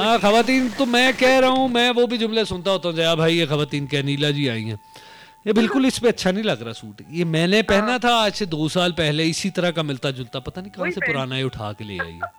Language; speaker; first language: Urdu; non-native, local second language; Punjabi